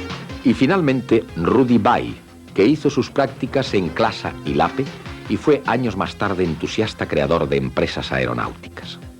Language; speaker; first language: Spanish; native; Spanish